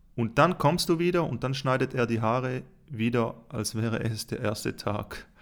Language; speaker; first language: German; native; German